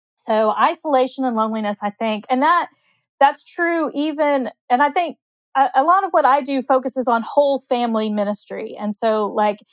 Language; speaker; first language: English; native; English